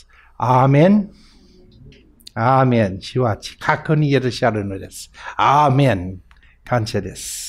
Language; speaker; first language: Japanese; non-native, fluent; English